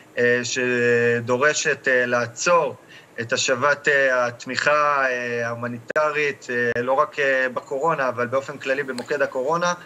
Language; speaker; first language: Hebrew; native; Hebrew